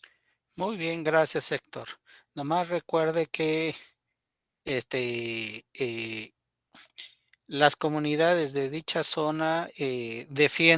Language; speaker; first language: Spanish; native; Spanish